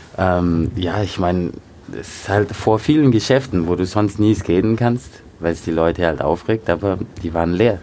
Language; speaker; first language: German; early bilingual, other home language; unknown